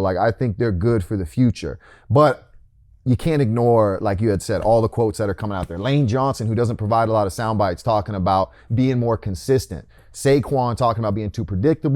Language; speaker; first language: English; native; English